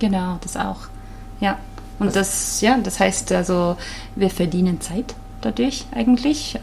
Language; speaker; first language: German; non-native, fluent; Japanese